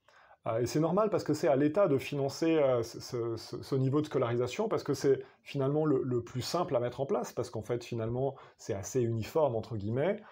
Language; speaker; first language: French; native; French